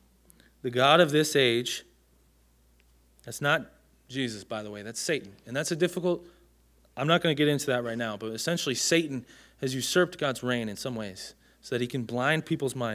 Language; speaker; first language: English; native; English